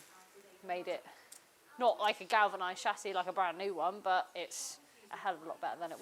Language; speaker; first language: English; native; English